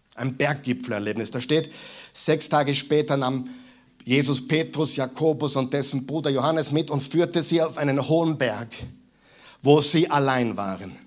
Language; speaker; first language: German; native; German